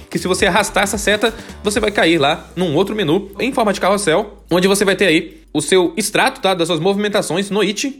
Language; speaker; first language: Portuguese; native; Portuguese